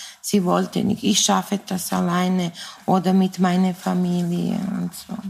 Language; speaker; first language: German; non-native, fluent; Serbian